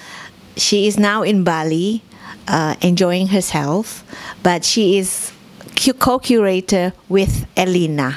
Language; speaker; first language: English; non-native, fluent; Indonesian